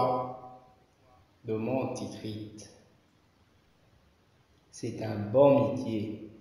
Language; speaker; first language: French; non-native, local second language; Arabic